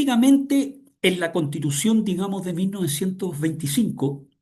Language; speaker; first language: Spanish; native; Spanish